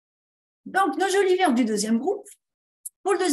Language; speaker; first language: French; native; French